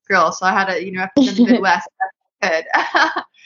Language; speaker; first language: English; native; English